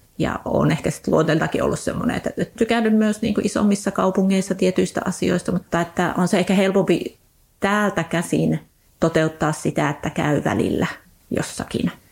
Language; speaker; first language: Finnish; native; Finnish